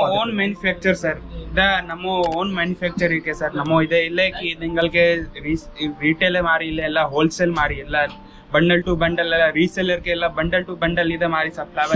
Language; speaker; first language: Tamil; non-native, learner; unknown